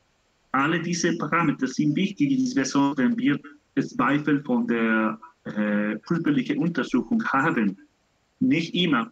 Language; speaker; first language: German; non-native, learner; Spanish